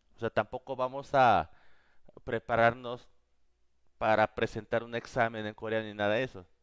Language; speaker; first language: Spanish; non-native, fluent; Korean